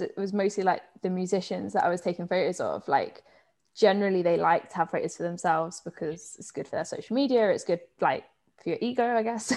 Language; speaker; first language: English; native; English